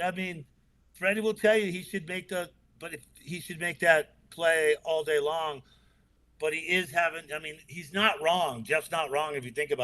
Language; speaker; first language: English; native; English